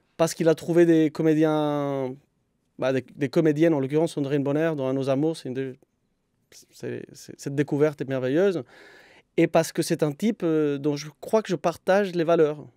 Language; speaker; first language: French; non-native, fluent; Spanish